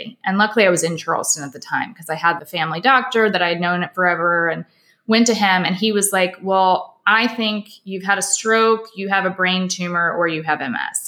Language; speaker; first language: English; native; English